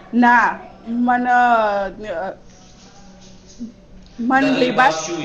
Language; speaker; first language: Persian; non-native, learner; Urdu